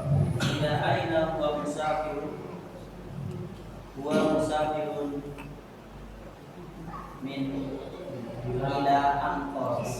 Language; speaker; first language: Arabic; non-native, learner; Indonesian